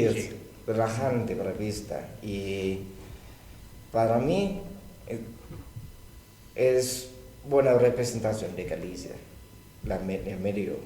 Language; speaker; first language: Spanish; non-native, learner; Thai